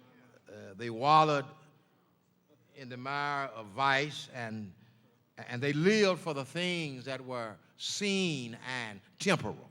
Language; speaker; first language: English; native; English